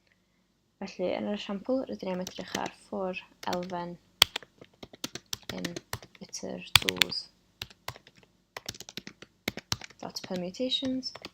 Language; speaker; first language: Welsh; non-native, local second language; English